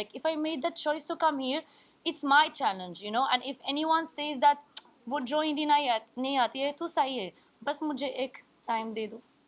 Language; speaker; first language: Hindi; non-native, learner; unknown